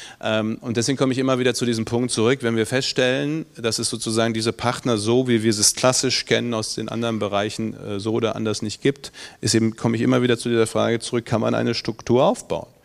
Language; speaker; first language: German; native; German